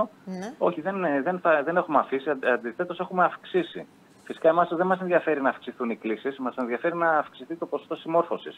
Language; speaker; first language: Greek; native; Greek